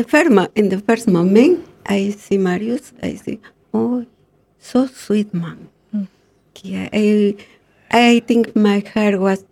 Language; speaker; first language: English; non-native, learner; Spanish